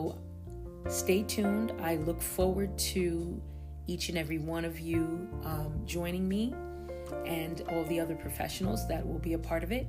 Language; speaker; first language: English; native; English